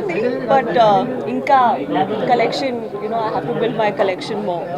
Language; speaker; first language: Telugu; non-native, learner; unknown